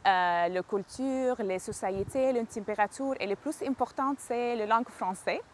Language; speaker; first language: French; non-native, learner; Arabic